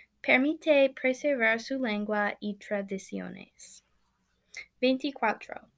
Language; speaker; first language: Spanish; non-native, learner; English